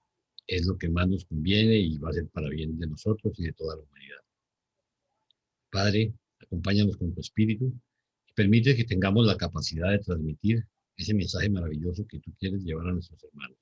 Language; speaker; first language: Spanish; native; Spanish